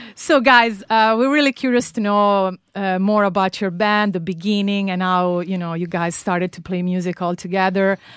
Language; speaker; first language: English; non-native, fluent; Italian